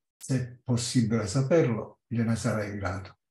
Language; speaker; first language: Italian; native; Italian